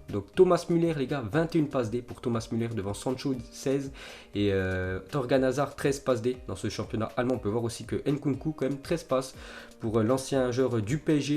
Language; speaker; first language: French; native; French